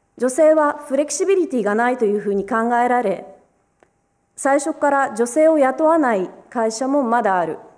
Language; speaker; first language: Japanese; early bilingual, other home language; Romanian